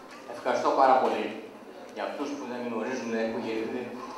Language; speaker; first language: Greek; native; Greek